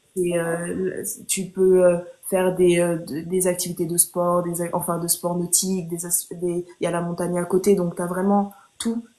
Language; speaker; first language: French; early bilingual, other home language; Haitian Creole